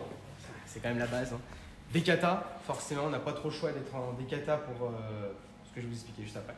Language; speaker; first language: French; native; French